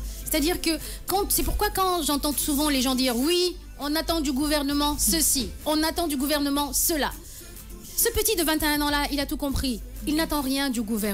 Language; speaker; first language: French; non-native, local second language; Wolof